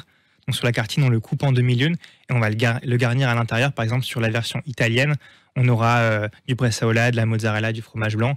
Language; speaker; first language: French; native; French